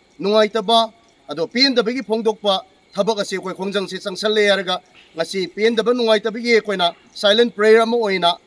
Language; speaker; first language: Manipuri; non-native, local second language; Rongmei Naga